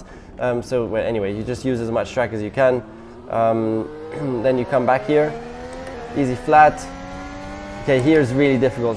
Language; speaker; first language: English; non-native, fluent; German